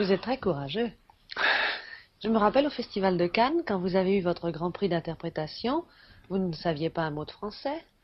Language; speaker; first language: French; native; French